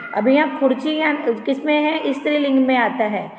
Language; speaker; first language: Hindi; non-native, local second language; Marathi